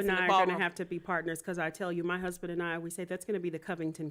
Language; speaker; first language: English; native; English